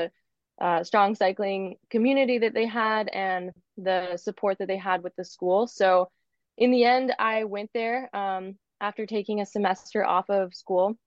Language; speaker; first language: English; native; English